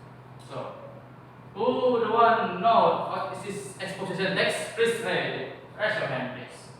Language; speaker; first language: English; non-native, learner; Indonesian